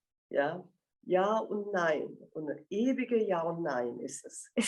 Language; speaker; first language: German; non-native, fluent; Korean